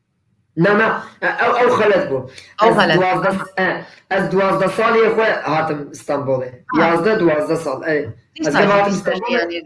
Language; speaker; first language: Kurdish; non-native, local second language; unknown